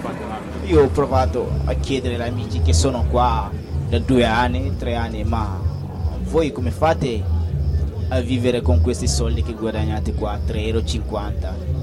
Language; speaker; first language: Italian; non-native, learner; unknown